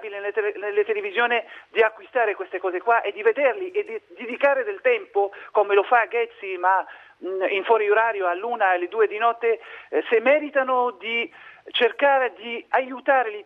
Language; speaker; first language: Italian; non-native, fluent; Arabic